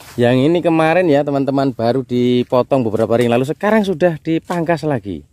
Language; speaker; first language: Indonesian; non-native, local second language; Javanese